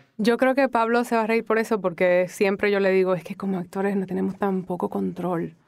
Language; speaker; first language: Spanish; native; Spanish